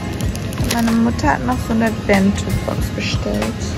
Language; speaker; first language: German; early bilingual, other home language; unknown